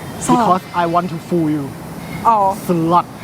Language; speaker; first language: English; non-native, learner; Thai